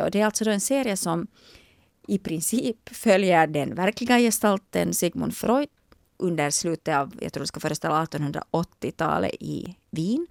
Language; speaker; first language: Swedish; native; Swedish